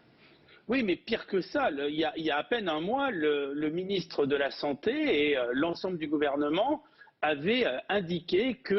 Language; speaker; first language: French; native; French